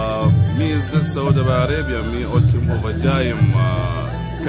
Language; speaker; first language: Russian; non-native, learner; Arabic